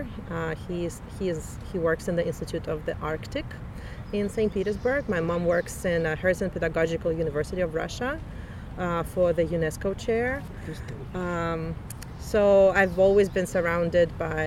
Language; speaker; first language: English; non-native, fluent; Russian